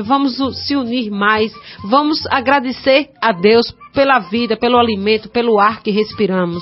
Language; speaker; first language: Portuguese; native; Portuguese